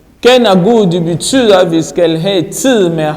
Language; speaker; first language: Danish; non-native, learner; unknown